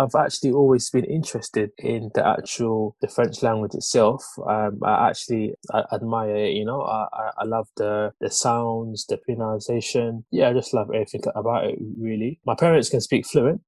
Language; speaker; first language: English; early bilingual, other home language; Lingala